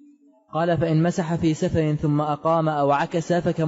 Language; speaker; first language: Arabic; native; Arabic